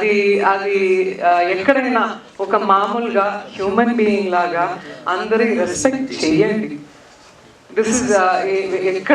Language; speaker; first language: Telugu; non-native, learner; Tamil